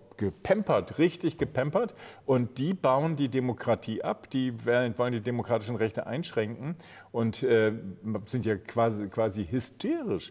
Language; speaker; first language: German; native; German